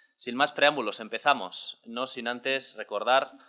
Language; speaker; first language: Spanish; native; Spanish